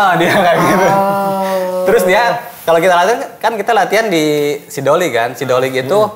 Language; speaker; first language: Indonesian; native; Indonesian